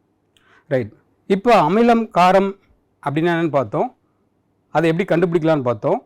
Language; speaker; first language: Tamil; native; Tamil